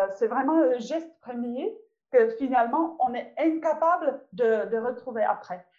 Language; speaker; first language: French; non-native, fluent; Czech